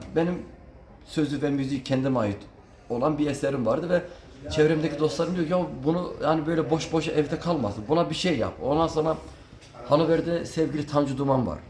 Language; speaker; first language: Turkish; early bilingual, heritage; Turkish